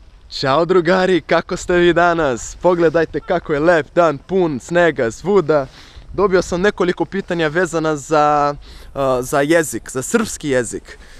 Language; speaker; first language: Serbian; non-native, fluent; Portuguese